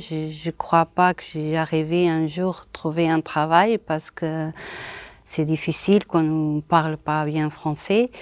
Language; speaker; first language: French; non-native, learner; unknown